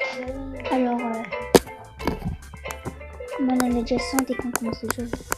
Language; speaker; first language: French; native; French